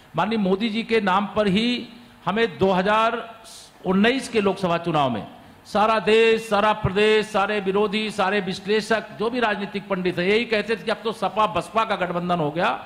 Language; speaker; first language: Hindi; native; Hindi